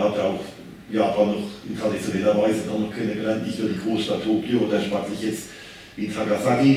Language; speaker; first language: German; native; German